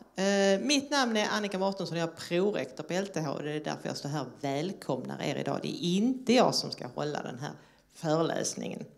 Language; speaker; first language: Swedish; native; Swedish